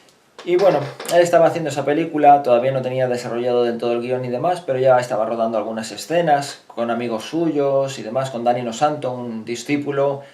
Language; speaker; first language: Spanish; native; Spanish